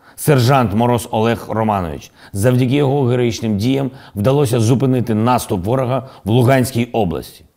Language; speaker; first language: Ukrainian; non-native, local second language; Russian